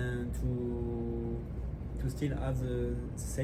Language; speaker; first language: English; non-native, learner; French